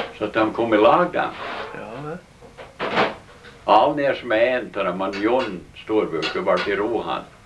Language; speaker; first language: Norwegian; early bilingual, heritage; Norwegian